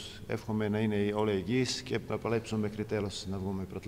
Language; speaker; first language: Greek; non-native, fluent; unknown